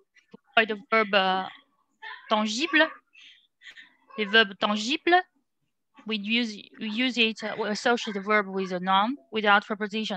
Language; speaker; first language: English; non-native, learner; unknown